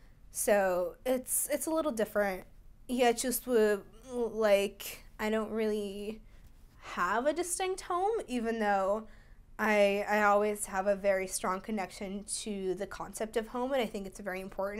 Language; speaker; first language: English; early bilingual, other home language; Russian